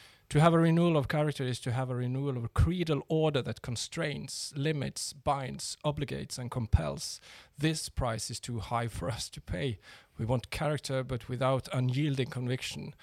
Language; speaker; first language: English; non-native, fluent; Norwegian